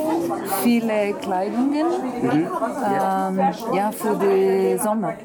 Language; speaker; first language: German; non-native, learner; Italian